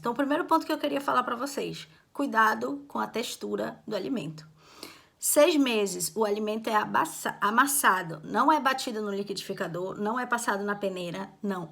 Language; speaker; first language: Portuguese; native; Portuguese